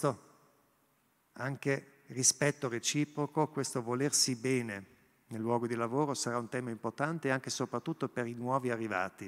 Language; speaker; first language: Italian; non-native, local second language; German